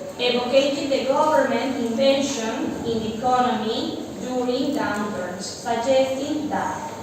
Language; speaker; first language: English; non-native, fluent; Spanish